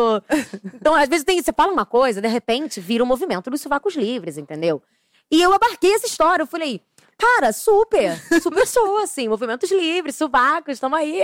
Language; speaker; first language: Portuguese; native; Portuguese